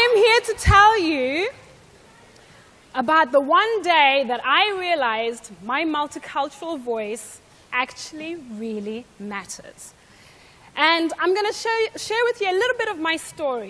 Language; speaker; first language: English; non-native, local second language; Shona